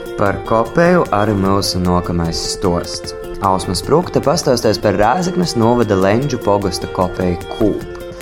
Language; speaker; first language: Latvian; native; Latvian